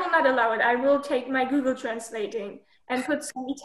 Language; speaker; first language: English; non-native, fluent; German